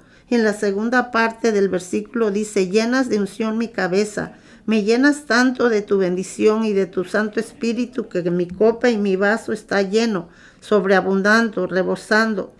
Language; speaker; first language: Spanish; native; Spanish